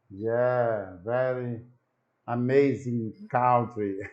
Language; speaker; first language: English; non-native, learner; Portuguese